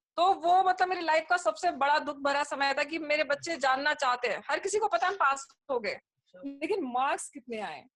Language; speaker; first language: Hindi; native; Hindi